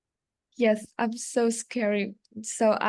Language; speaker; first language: English; non-native, learner; Vietnamese